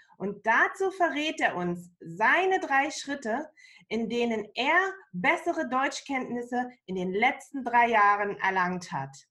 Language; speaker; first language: German; native; German